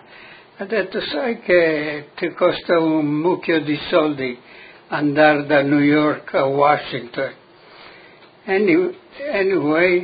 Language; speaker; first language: Italian; non-native, local second language; Friulian